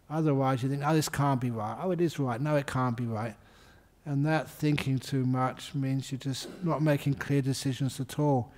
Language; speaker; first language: English; native; English